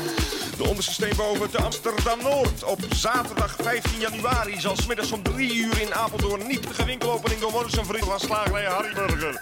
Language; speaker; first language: Dutch; native; Dutch